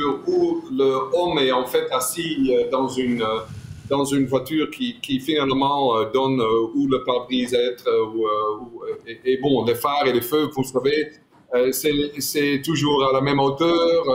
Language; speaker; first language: French; non-native, fluent; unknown